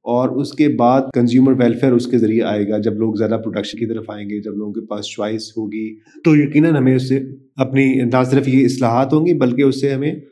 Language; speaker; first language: Urdu; native; Urdu